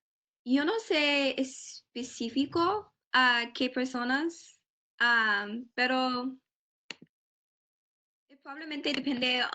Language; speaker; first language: Spanish; non-native, learner; English